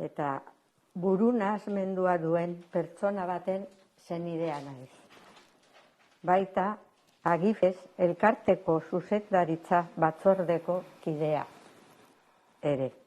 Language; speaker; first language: Basque; non-native, local second language; Spanish